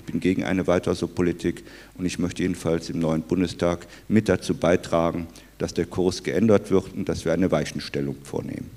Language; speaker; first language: German; native; German